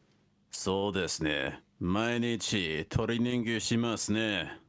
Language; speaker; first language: Japanese; non-native, learner; English